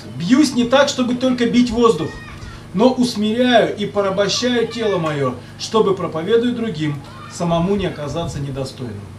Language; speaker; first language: Russian; native; Russian